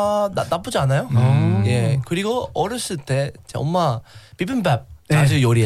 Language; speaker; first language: Korean; non-native, learner; English